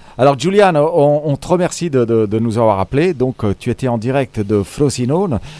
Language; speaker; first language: French; native; French